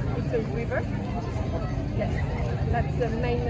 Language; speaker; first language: English; non-native, fluent; French